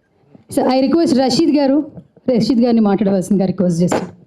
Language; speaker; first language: Telugu; native; Telugu